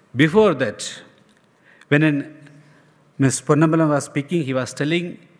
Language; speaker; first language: English; non-native, local second language; Tamil